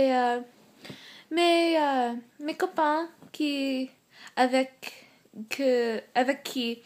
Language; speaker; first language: French; non-native, learner; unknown